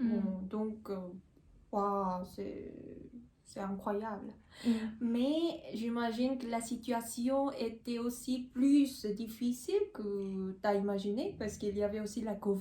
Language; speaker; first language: French; non-native, learner; Korean